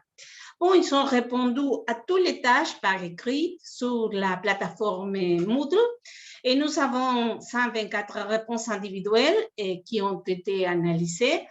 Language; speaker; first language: French; non-native, fluent; Spanish